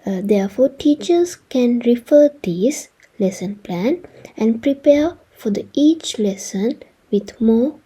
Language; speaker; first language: English; non-native, local second language; Sinhala